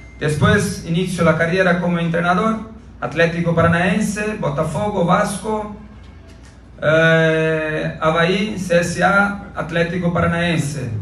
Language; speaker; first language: Spanish; non-native, learner; Portuguese